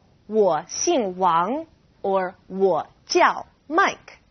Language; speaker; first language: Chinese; non-native, fluent; English